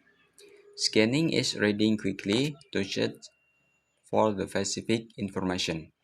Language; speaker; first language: English; non-native, learner; Indonesian